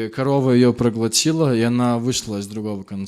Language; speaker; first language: Russian; native; Russian